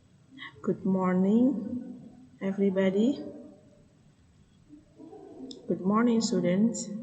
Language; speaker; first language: English; non-native, fluent; Indonesian